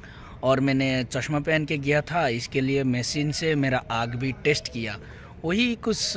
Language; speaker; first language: Hindi; non-native, local second language; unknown